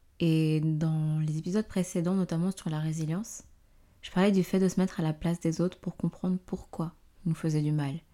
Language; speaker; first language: French; native; French